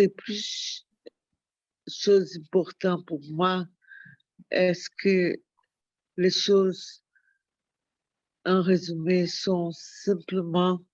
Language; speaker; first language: French; non-native, learner; Portuguese